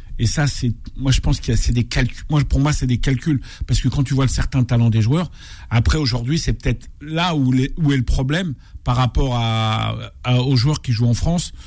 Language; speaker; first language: French; non-native, local second language; Arabic